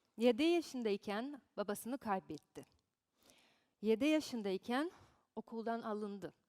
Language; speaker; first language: Turkish; non-native, fluent; Portuguese